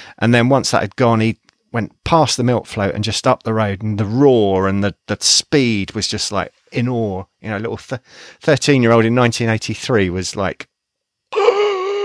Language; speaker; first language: English; native; English